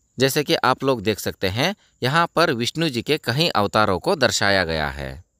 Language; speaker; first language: Hindi; non-native, local second language; Kannada